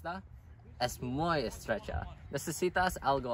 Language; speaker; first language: Spanish; non-native, learner; English